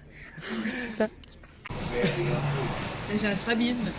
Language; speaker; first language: French; native; French